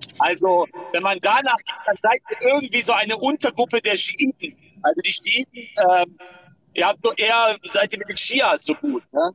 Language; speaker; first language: German; non-native, fluent; Persian